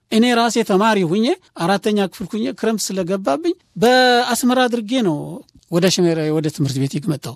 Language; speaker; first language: Amharic; non-native, local second language; Tigrinya